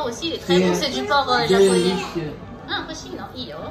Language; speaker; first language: French; native; French